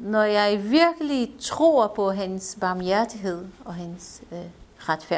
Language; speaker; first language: Danish; non-native, fluent; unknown